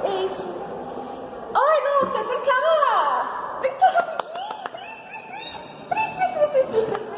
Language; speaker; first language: Portuguese; non-native, learner; Haitian Creole